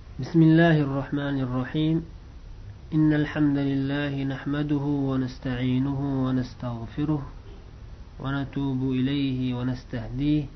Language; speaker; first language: Arabic; non-native, fluent; Uzbek